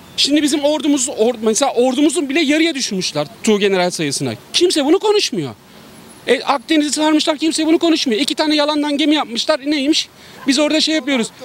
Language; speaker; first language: Turkish; native; Turkish